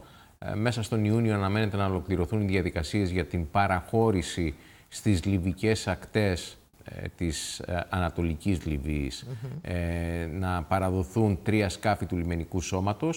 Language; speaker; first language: Greek; native; Greek